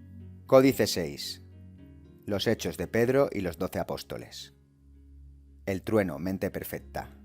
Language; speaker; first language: Spanish; native; Spanish